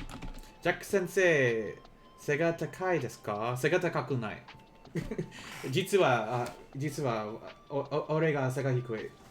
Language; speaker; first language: Japanese; non-native, learner; English